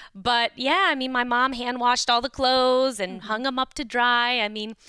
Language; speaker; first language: English; early bilingual, other home language; Romanian